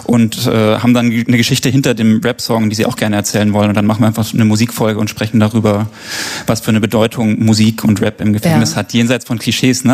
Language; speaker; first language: German; native; German